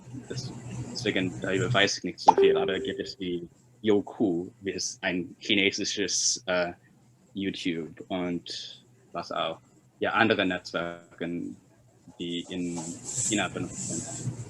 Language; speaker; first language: German; non-native, fluent; Chinese